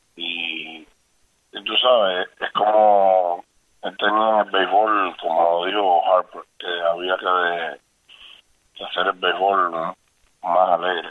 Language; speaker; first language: Spanish; native; Spanish